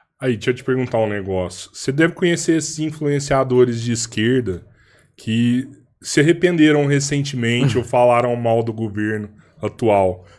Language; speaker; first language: Portuguese; native; Portuguese